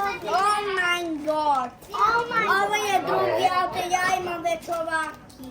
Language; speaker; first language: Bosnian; early bilingual, heritage; Croatian